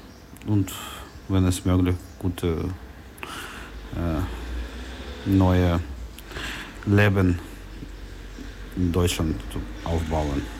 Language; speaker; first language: German; non-native, learner; Ukrainian